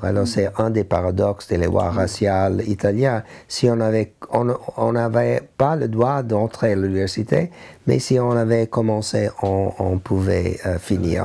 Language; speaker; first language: French; non-native, learner; English